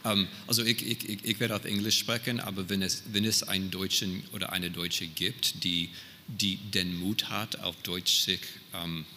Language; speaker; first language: German; non-native, fluent; English